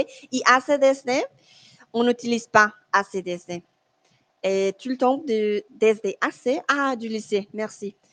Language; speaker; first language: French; non-native, learner; Spanish